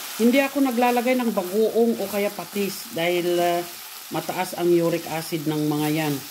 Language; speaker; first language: Filipino; non-native, local second language; Iloko